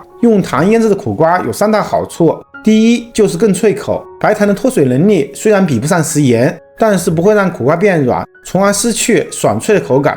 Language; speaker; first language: Chinese; native; Chinese